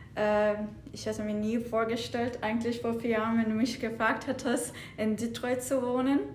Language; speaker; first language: German; non-native, fluent; Turkish